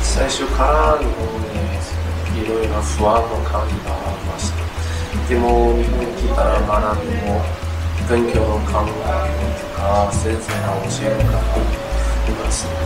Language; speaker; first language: Japanese; non-native, learner; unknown